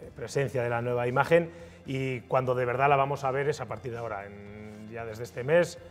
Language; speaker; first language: Spanish; native; Spanish